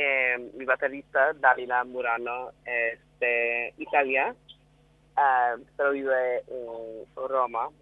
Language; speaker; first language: Spanish; non-native, learner; English